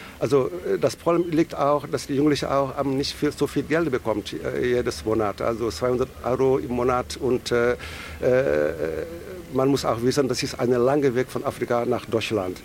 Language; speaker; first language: German; non-native, fluent; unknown